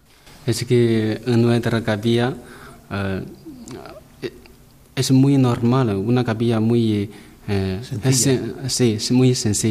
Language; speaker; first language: Spanish; non-native, learner; Chinese